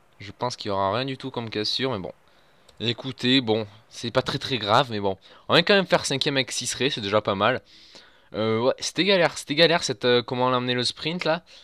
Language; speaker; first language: French; native; French